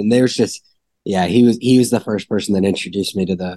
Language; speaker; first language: English; native; English